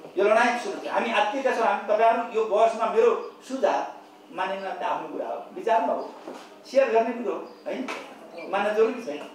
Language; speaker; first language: Nepali; native; Nepali